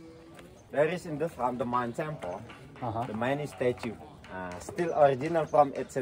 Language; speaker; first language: English; non-native, learner; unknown